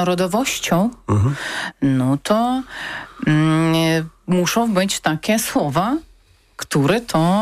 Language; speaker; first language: Polish; non-native, learner; Ukrainian